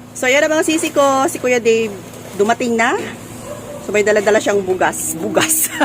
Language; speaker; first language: Filipino; non-native, local second language; Cebuano